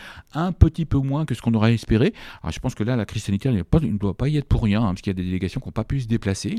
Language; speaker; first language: French; native; French